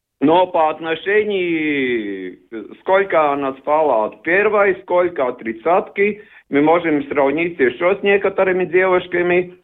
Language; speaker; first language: Russian; non-native, learner; Latvian